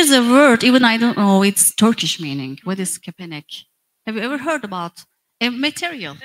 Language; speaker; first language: English; non-native, fluent; Turkish